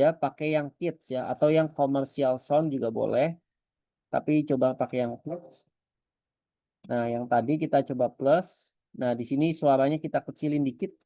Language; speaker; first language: Indonesian; native; Indonesian